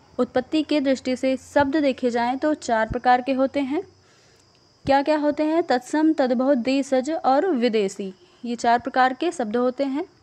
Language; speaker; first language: Hindi; native; Hindi